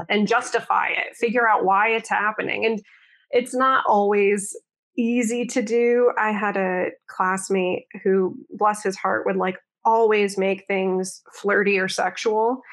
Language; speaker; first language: English; native; English